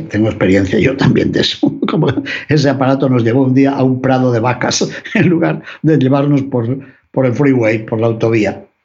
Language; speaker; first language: Spanish; native; Spanish